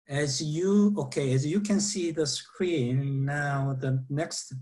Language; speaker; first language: English; non-native, fluent; Korean